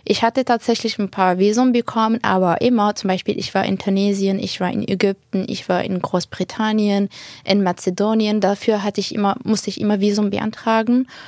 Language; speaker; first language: German; non-native, fluent; Arabic